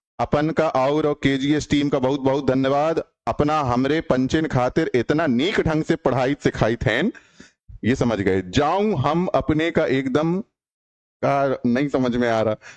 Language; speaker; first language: Hindi; native; Hindi